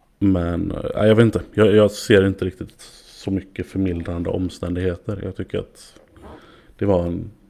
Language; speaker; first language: Swedish; native; Swedish